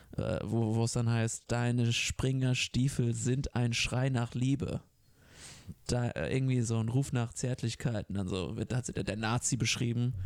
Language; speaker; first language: German; early bilingual, other home language; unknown